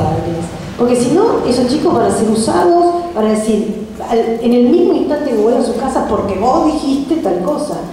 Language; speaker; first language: Spanish; native; Spanish